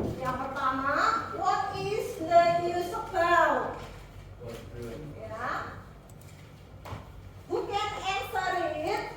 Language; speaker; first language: English; non-native, fluent; Indonesian